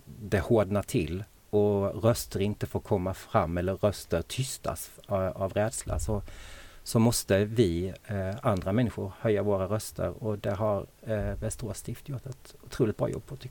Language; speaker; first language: Swedish; native; Swedish